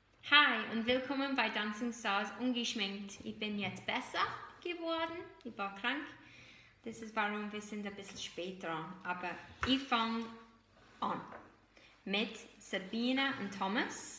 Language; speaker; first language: German; non-native, fluent; English